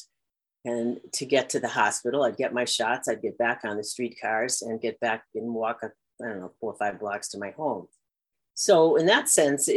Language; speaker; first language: English; native; English